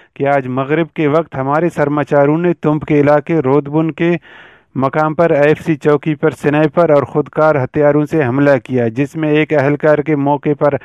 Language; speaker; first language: Urdu; non-native, local second language; Baluchi